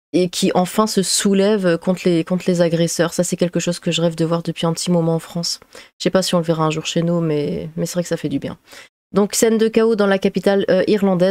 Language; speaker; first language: French; native; French